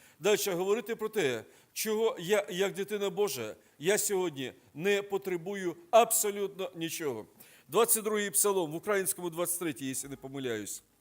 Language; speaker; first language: Ukrainian; non-native, local second language; Russian